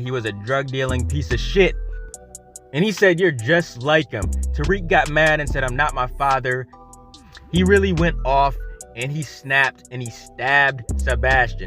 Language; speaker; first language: English; native; English